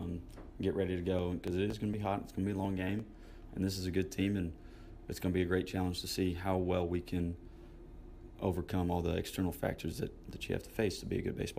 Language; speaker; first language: English; native; English